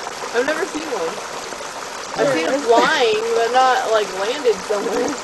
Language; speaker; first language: English; native; English